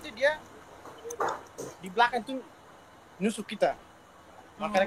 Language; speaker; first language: Indonesian; non-native, local second language; Tetum